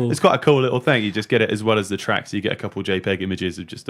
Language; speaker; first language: English; native; English